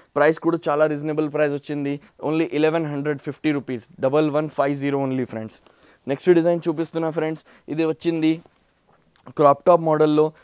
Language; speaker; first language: Telugu; non-native, local second language; Hindi